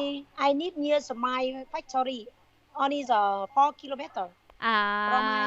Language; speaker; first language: English; non-native, learner; Vietnamese